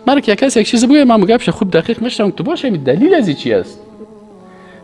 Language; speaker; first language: Persian; native; Persian